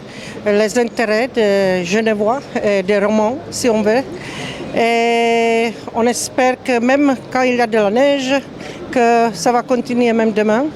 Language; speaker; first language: French; non-native, fluent; Czech